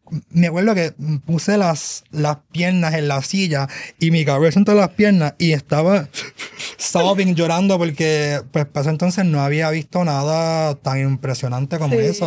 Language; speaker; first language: Spanish; native; Spanish